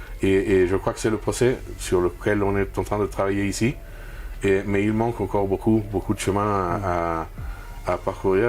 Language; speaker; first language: French; non-native, fluent; Spanish